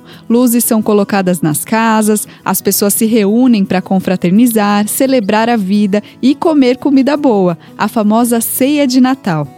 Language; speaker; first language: Portuguese; native; Portuguese